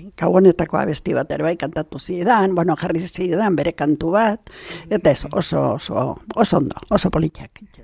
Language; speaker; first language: Basque; native; Basque